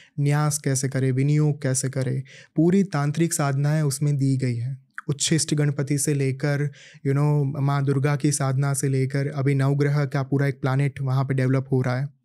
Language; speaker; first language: Hindi; native; Hindi